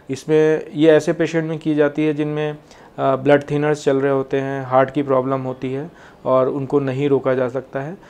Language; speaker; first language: Hindi; native; Hindi